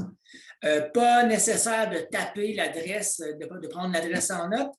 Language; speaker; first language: French; native; French